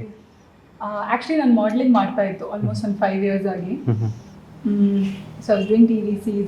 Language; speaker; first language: Kannada; non-native, local second language; Malayalam